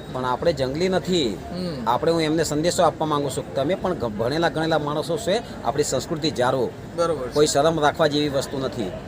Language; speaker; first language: Gujarati; non-native, local second language; Vasavi